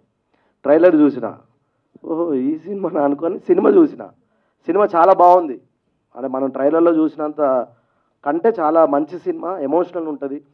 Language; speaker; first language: Telugu; native; Telugu